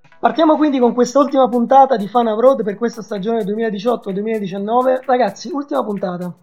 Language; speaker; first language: Italian; native; Italian